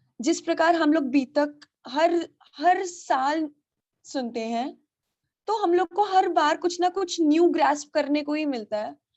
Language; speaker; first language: Hindi; native; Hindi